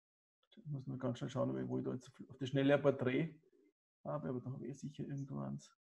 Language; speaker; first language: German; native; German